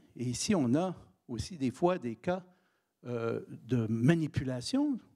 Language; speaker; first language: French; native; French